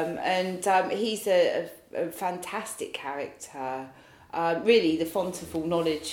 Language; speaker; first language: English; native; English